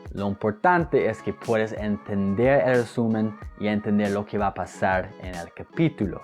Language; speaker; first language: Spanish; non-native, fluent; English